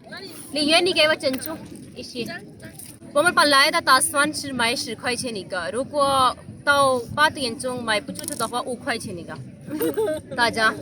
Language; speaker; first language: Chinese; non-native, fluent; Urdu